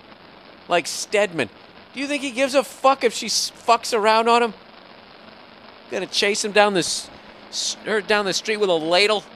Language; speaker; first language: English; native; English